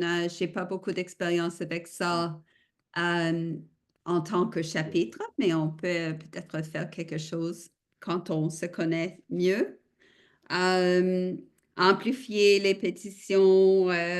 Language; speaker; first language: French; non-native, fluent; English